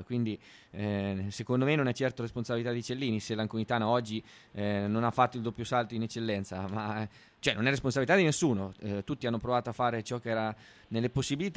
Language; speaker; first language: Italian; native; Italian